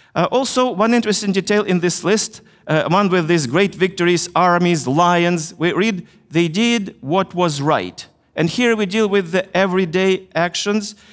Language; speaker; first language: English; non-native, fluent; Russian